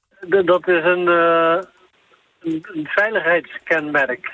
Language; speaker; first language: Dutch; native; Dutch